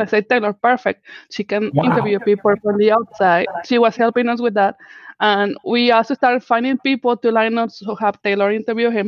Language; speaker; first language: English; non-native, fluent; Spanish